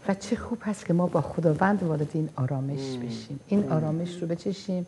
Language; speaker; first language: Persian; non-native, fluent; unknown